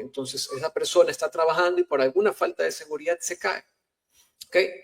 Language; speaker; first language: Spanish; native; Spanish